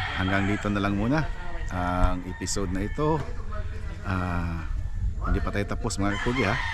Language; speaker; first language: Filipino; native; Filipino